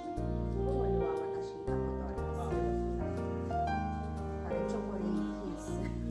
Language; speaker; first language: Japanese; non-native, fluent; Filipino